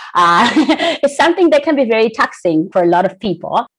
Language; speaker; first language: English; non-native, local second language; Shona